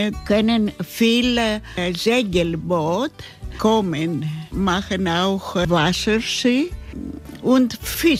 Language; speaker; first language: German; non-native, learner; Greek